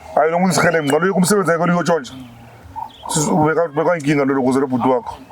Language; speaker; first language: Zulu; non-native, local second language; Venda